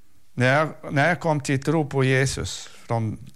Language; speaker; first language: Swedish; non-native, fluent; Arabic